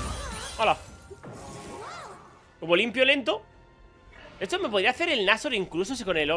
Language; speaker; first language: Spanish; native; Spanish